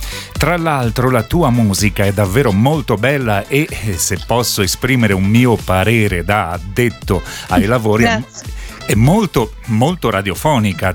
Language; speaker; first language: Italian; native; Italian